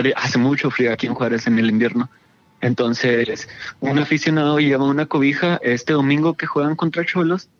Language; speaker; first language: Spanish; native; Spanish